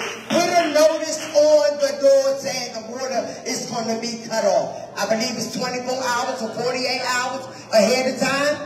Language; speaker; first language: English; native; English